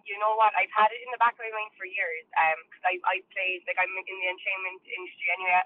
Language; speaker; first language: English; native; English